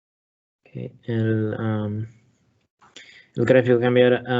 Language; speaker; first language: Spanish; non-native, learner; English